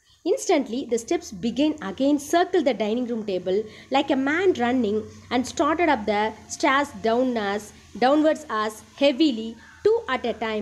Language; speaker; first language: English; non-native, local second language; Tamil